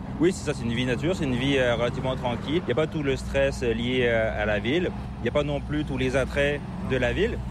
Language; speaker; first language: French; native; French